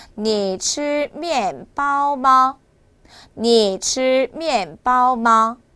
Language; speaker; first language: Chinese; non-native, fluent; Korean